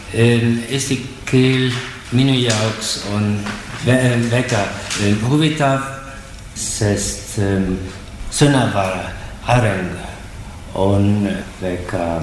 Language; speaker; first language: Estonian; non-native, learner; German